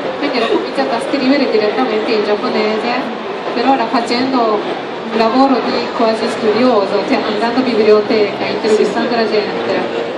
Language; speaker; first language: Italian; non-native, fluent; Japanese